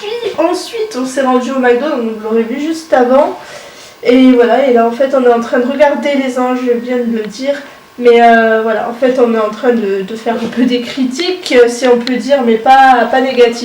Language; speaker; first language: French; native; French